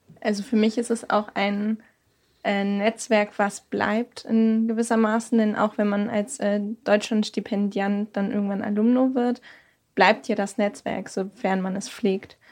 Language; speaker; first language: German; native; German